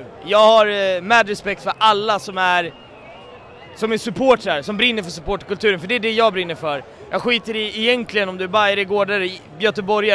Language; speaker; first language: Swedish; native; Swedish